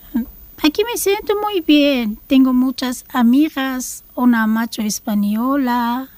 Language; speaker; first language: Spanish; non-native, learner; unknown